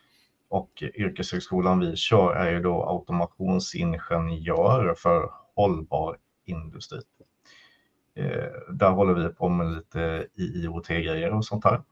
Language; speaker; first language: Swedish; native; Swedish